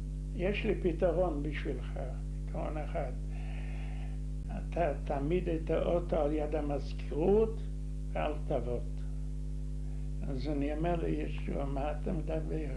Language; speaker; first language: Hebrew; non-native, fluent; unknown